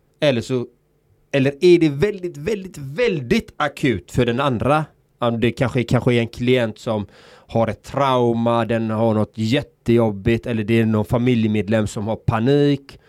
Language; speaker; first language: Swedish; native; Swedish